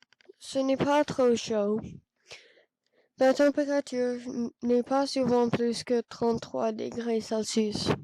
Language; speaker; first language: French; non-native, learner; English